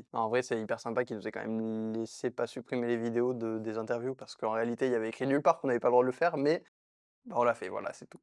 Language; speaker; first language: French; native; French